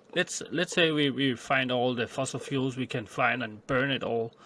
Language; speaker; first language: English; non-native, fluent; Danish